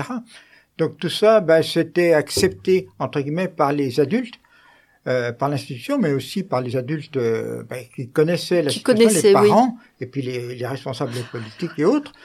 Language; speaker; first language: French; native; French